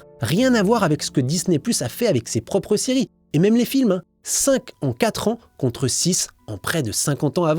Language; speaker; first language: French; native; French